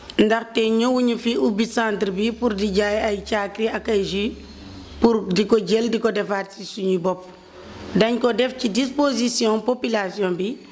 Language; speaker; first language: Wolof; non-native, local second language; Fula